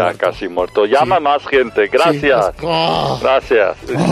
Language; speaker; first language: Spanish; non-native, learner; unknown